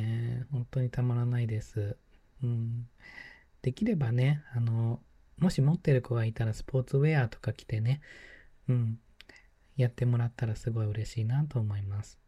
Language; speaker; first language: Japanese; native; Japanese